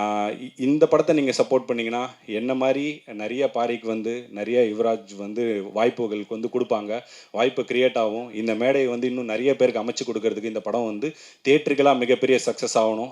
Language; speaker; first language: Tamil; native; Tamil